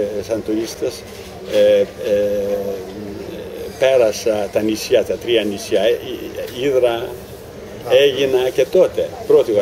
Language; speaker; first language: Greek; non-native, learner; Ukrainian